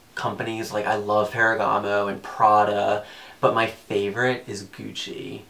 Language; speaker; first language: English; native; English